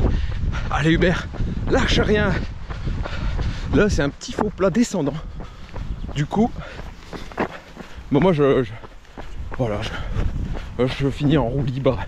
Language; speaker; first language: French; native; French